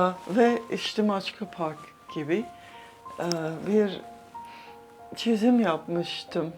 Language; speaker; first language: Turkish; non-native, fluent; English